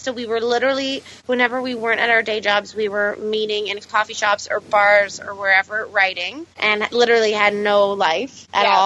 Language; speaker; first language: English; native; English